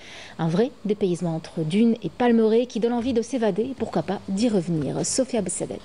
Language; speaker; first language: French; non-native, local second language; Arabic